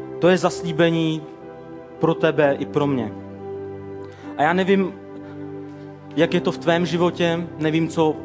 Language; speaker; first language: Czech; native; Czech